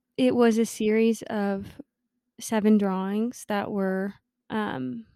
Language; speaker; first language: English; native; English